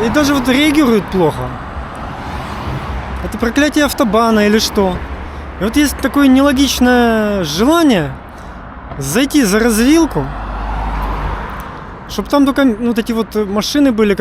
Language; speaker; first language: Russian; native; Russian